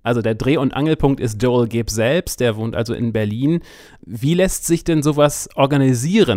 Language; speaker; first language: German; native; German